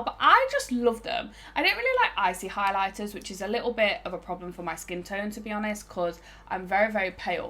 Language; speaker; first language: English; native; English